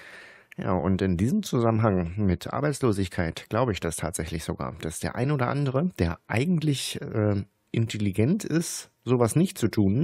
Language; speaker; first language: German; native; German